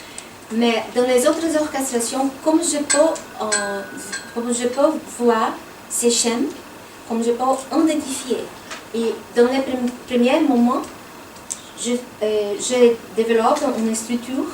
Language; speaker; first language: French; non-native, fluent; Portuguese